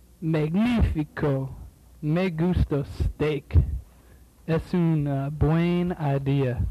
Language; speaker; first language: Spanish; non-native, learner; English